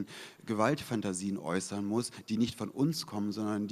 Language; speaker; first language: German; native; German